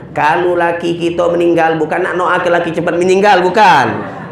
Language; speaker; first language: Indonesian; native; Indonesian